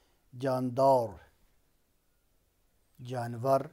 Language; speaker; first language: Persian; non-native, local second language; Urdu